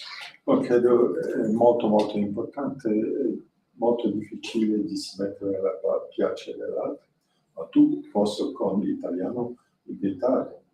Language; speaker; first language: Italian; non-native, learner; French